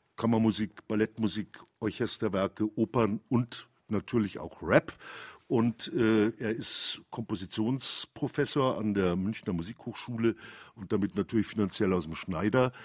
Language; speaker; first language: German; native; German